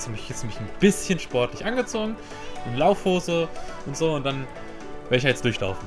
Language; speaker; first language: German; native; German